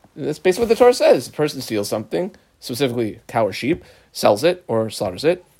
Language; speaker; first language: English; native; English